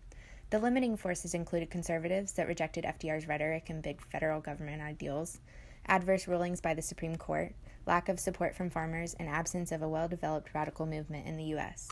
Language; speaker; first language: English; native; English